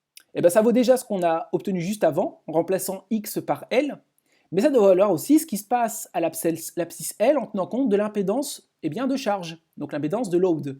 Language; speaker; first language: French; native; French